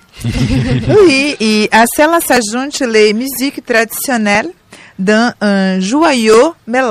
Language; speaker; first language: French; non-native, learner; Portuguese